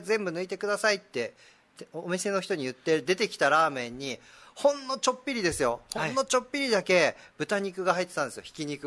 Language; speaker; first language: Japanese; native; Japanese